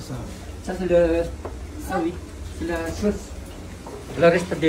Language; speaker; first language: French; non-native, local second language; Malagasy